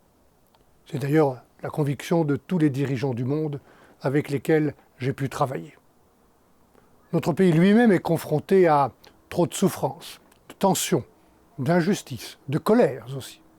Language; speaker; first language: French; native; French